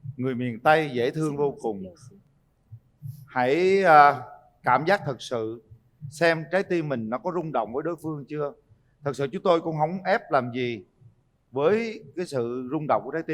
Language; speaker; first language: Vietnamese; native; Vietnamese